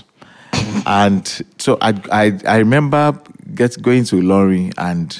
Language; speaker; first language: English; non-native, local second language; Yoruba